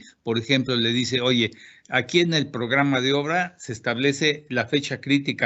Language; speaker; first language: Spanish; native; Spanish